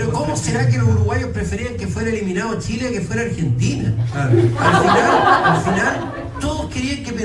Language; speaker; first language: Spanish; native; Spanish